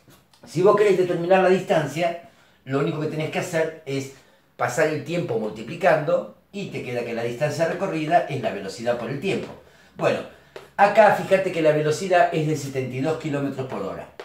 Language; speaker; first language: Spanish; native; Spanish